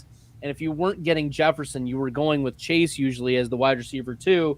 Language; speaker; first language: English; native; English